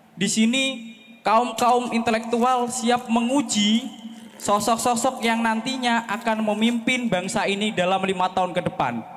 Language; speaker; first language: Indonesian; native; Indonesian